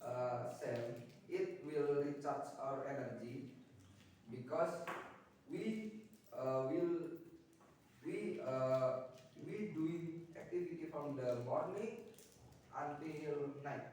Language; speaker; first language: English; non-native, learner; Indonesian